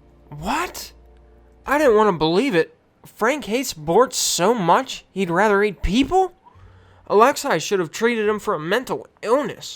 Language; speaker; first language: English; native; English